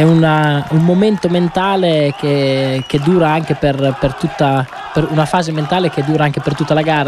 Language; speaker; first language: Italian; native; Italian